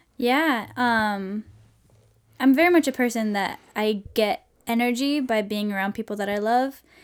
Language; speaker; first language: English; non-native, fluent; Swedish